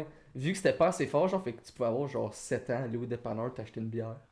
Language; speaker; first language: French; native; French